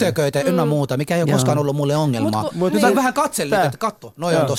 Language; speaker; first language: Finnish; early bilingual, other home language; Somali